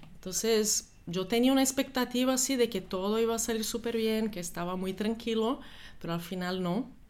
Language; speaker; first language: Spanish; non-native, fluent; Portuguese